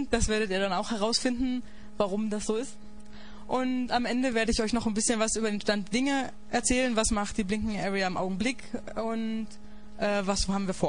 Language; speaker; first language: German; native; German